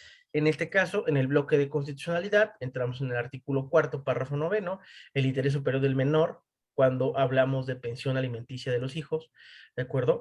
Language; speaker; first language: Spanish; native; Spanish